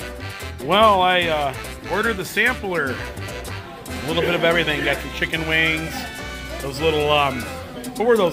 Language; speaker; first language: English; native; English